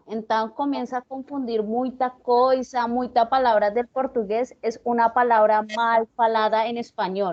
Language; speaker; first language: Portuguese; non-native, learner; Spanish